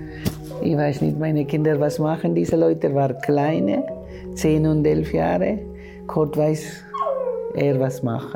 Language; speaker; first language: German; non-native, learner; Tamil